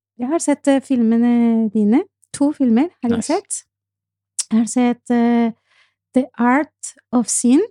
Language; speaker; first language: Norwegian; non-native, fluent; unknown